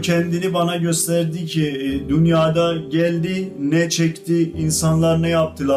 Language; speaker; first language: Turkish; non-native, fluent; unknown